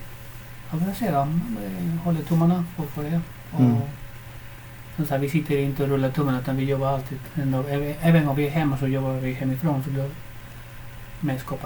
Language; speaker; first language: Swedish; non-native, fluent; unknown